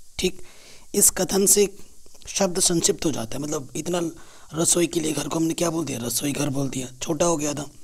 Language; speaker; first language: Hindi; native; Hindi